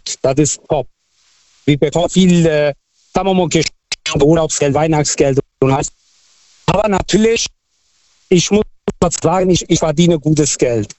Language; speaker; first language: German; non-native, fluent; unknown